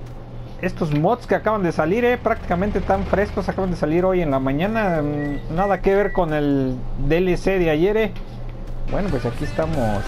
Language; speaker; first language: Spanish; native; Spanish